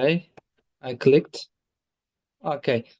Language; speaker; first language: English; non-native, fluent; Turkish